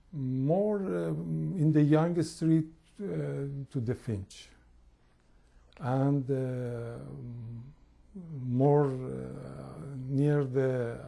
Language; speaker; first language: English; non-native, learner; Persian